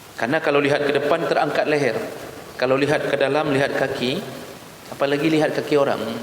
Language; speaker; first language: Malay; non-native, local second language; Achinese